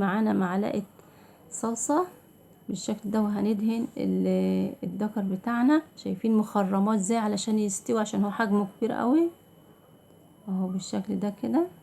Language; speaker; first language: Arabic; native; Arabic